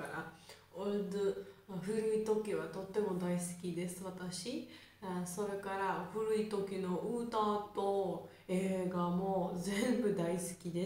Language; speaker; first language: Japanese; non-native, learner; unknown